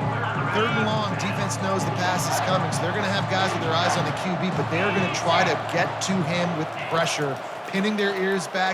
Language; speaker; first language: English; native; English